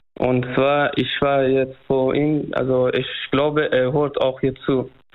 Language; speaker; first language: German; non-native, fluent; Persian